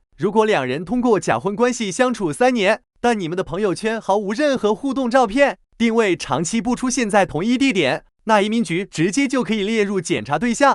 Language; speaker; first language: Chinese; native; Chinese